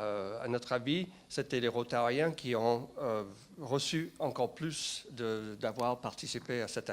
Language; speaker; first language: French; non-native, fluent; English